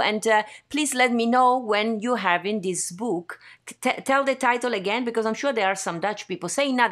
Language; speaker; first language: English; non-native, fluent; Italian